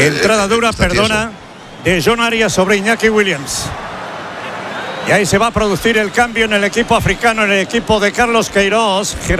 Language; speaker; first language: Spanish; native; Spanish